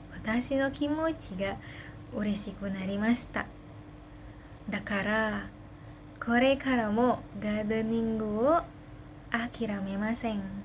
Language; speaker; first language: Japanese; non-native, learner; Indonesian